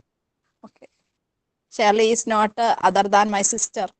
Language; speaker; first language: English; non-native, learner; Malayalam